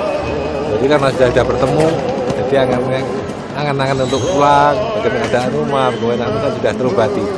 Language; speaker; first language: Indonesian; non-native, local second language; Javanese